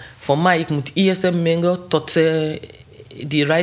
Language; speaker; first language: Dutch; non-native, learner; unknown